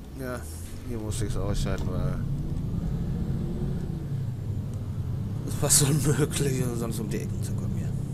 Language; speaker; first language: German; native; German